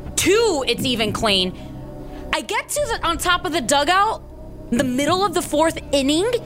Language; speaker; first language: English; early bilingual, other home language; Spanish